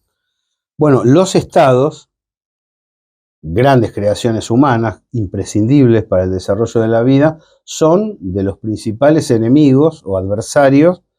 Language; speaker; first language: Spanish; native; Spanish